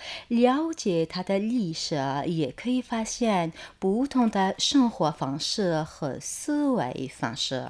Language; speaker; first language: Chinese; non-native, fluent; Arabic